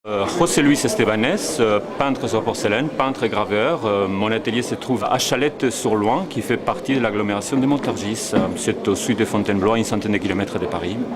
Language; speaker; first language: French; non-native, fluent; Spanish